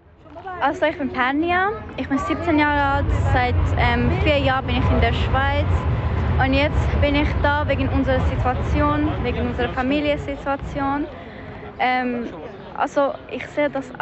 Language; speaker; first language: German; early bilingual, other home language; Persian